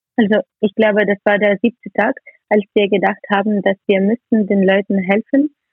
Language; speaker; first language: German; non-native, learner; Ukrainian